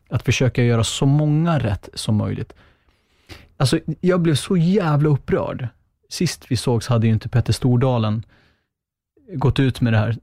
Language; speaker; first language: Swedish; early bilingual, other home language; Kurdish